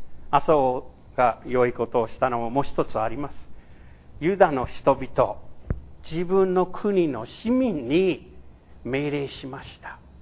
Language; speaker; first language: Japanese; non-native, fluent; English